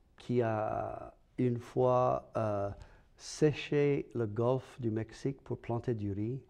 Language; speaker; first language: French; native; French